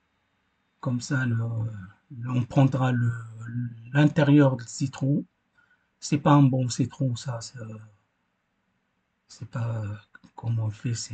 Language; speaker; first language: French; non-native, fluent; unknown